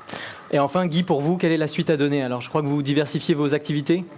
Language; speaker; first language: French; native; French